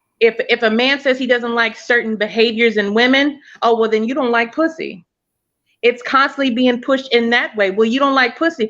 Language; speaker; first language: English; native; English